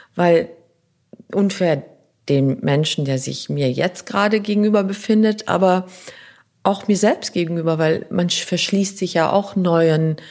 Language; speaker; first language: German; non-native, local second language; French